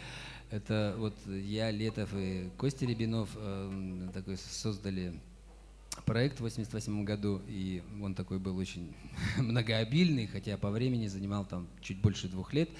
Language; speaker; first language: Russian; native; Russian